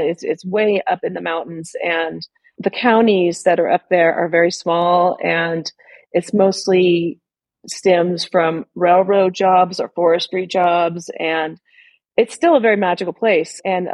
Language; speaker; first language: English; native; English